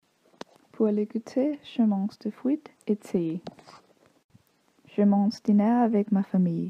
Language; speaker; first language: French; non-native, learner; Danish